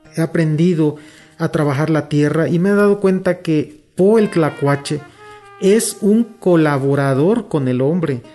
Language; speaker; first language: Spanish; non-native, local second language; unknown